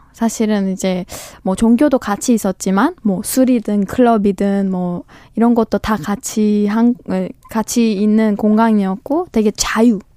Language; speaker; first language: Korean; non-native, fluent; Persian